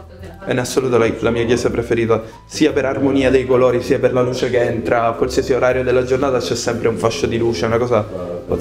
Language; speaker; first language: Italian; native; Italian